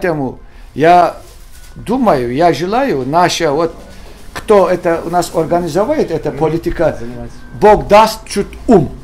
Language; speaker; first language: Russian; non-native, learner; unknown